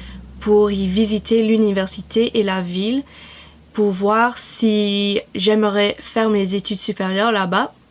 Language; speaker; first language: French; non-native, fluent; English